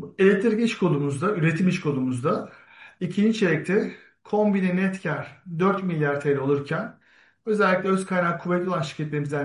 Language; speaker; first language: Turkish; native; Turkish